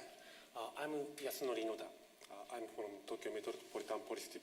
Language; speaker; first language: English; non-native, learner; Japanese